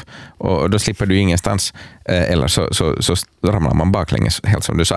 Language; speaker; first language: Swedish; native; Swedish